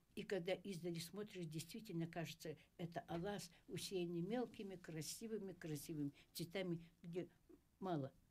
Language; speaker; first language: Russian; native; Russian